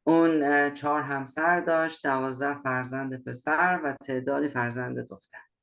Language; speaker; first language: Persian; native; Persian